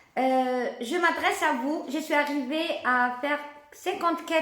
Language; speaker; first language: French; non-native, local second language; Arabic